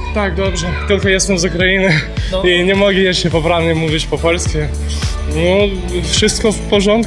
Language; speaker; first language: Polish; non-native, learner; Ukrainian